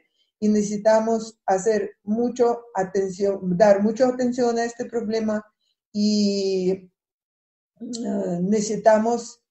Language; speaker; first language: Spanish; non-native, fluent; Russian